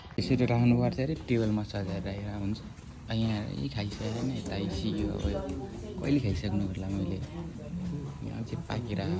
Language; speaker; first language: Nepali; native; Nepali